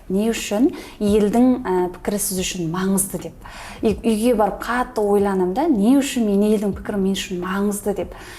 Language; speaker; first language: Kazakh; early bilingual, heritage; Kazakh